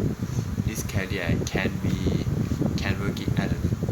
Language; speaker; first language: English; non-native, learner; Thai